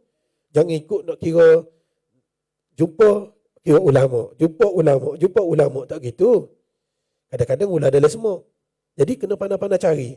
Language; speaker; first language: Malay; native; Malay